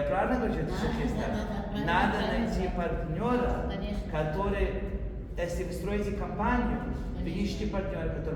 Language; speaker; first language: Russian; early bilingual, heritage; Russian